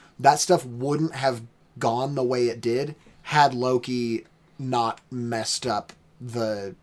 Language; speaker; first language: English; native; English